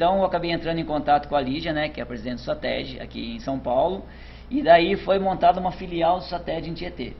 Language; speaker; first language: Portuguese; native; Portuguese